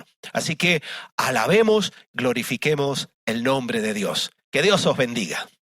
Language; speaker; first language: Spanish; native; Spanish